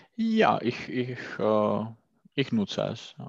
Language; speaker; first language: German; non-native, learner; Czech